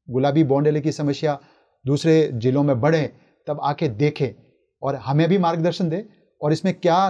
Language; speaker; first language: Hindi; native; Hindi